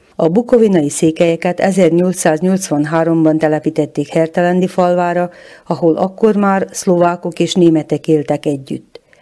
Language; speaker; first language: Hungarian; native; Hungarian